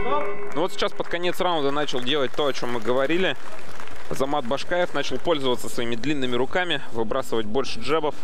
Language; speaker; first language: Russian; native; Russian